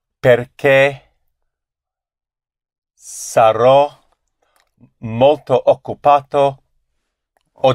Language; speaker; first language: Italian; non-native, learner; English